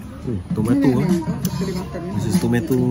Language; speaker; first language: English; non-native, local second language; Malay